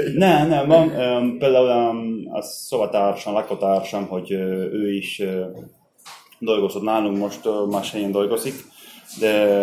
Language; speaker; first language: Hungarian; non-native, learner; Spanish